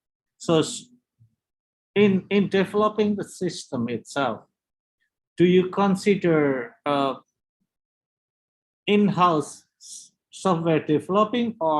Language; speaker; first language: English; non-native, learner; Indonesian